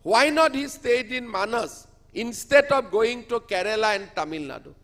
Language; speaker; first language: English; non-native, local second language; Assamese